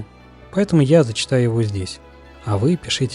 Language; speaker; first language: Russian; native; Russian